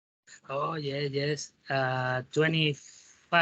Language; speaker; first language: English; non-native, learner; Spanish